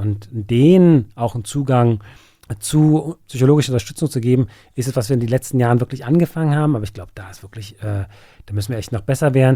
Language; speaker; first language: German; native; German